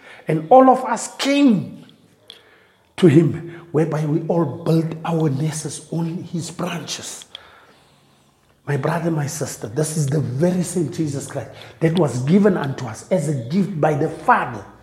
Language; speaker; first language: English; non-native, local second language; Afrikaans